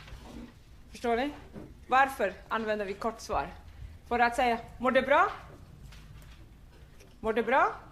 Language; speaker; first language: Swedish; non-native, fluent; Arabic